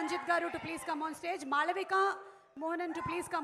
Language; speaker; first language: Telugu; native; Telugu